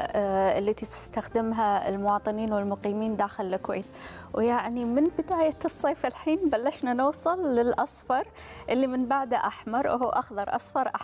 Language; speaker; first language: Arabic; native; Arabic